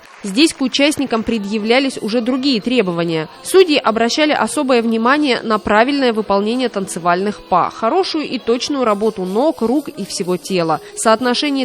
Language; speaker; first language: Russian; native; Russian